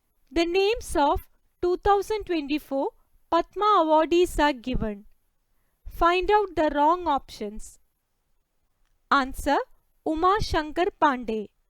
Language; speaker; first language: English; non-native, local second language; Malayalam